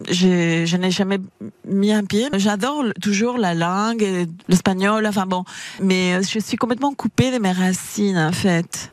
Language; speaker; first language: French; non-native, fluent; Spanish